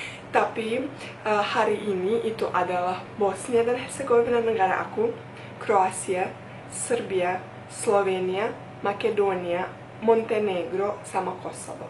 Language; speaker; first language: Indonesian; non-native, fluent; Bosnian